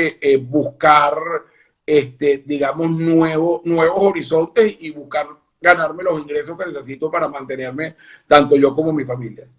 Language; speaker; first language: Spanish; native; Spanish